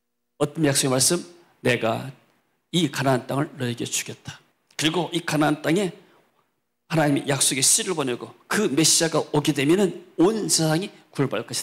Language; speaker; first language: Korean; native; Korean